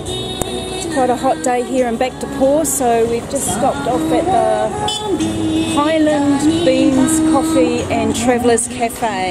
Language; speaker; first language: English; native; English